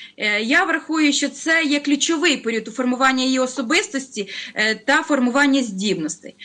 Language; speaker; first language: Ukrainian; native; Ukrainian